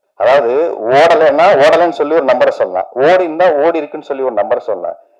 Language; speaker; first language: Tamil; native; Tamil